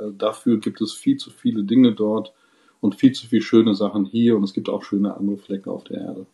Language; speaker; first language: German; non-native, fluent; English